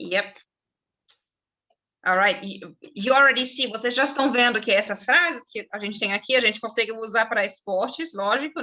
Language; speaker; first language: Portuguese; non-native, fluent; German